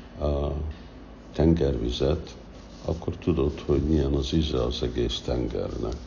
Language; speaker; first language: Hungarian; early bilingual, heritage; Hungarian